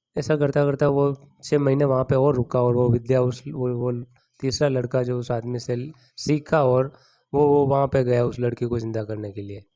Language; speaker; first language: Hindi; non-native, local second language; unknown